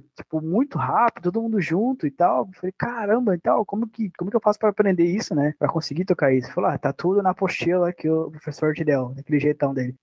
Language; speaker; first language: Portuguese; native; Portuguese